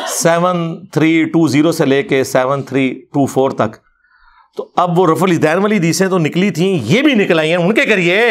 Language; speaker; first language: Urdu; non-native, local second language; Punjabi